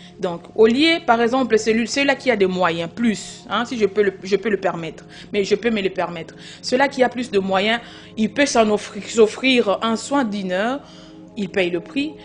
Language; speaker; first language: French; non-native, local second language; Lingala